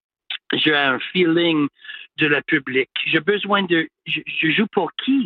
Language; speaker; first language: French; non-native, local second language; English